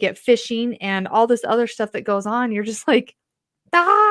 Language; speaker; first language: English; native; English